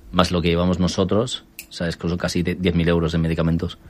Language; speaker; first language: Spanish; native; Spanish